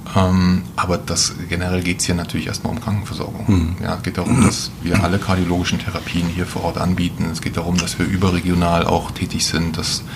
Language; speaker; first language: German; native; German